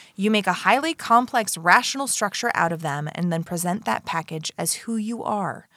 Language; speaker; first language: English; native; English